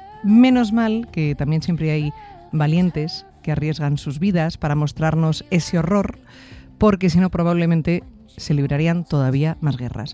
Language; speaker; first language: Spanish; native; Spanish